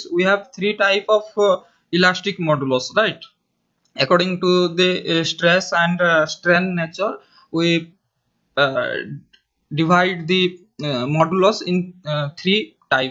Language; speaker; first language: English; non-native, local second language; Hindi